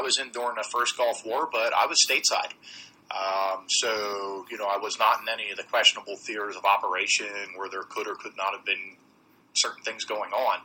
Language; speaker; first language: English; native; English